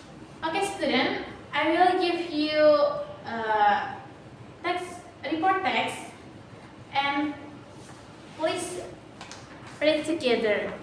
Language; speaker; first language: English; non-native, learner; Indonesian